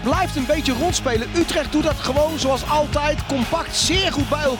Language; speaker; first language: Dutch; native; Dutch